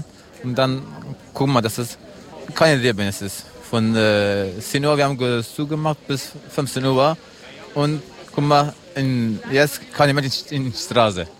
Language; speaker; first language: German; non-native, learner; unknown